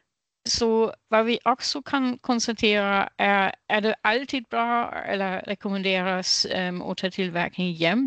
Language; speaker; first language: Swedish; non-native, fluent; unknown